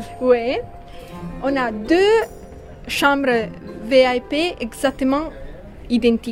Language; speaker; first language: French; non-native, fluent; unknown